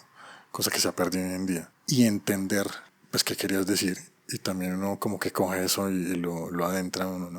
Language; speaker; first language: Spanish; native; Spanish